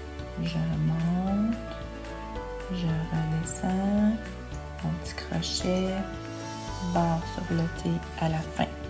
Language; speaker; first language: French; native; French